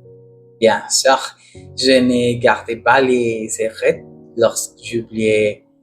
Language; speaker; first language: French; non-native, learner; Spanish